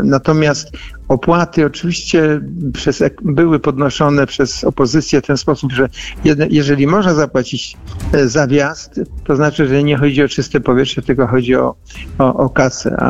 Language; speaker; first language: Polish; native; Polish